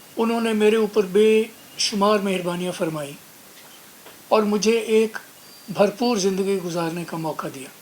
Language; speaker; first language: Urdu; non-native, local second language; Punjabi